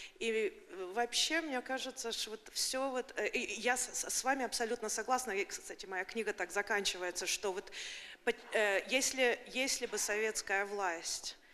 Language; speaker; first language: Russian; early bilingual, heritage; Russian